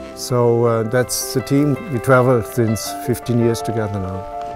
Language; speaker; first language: English; non-native, fluent; German